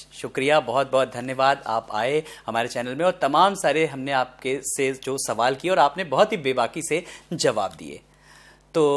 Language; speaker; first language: Hindi; native; Hindi